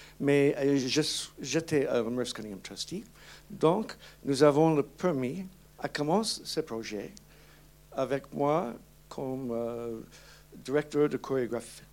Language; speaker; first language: French; non-native, learner; English